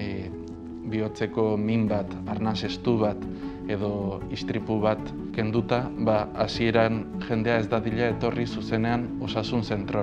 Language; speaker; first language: Basque; native; Basque